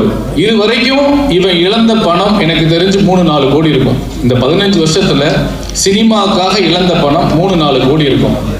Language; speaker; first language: Tamil; native; Tamil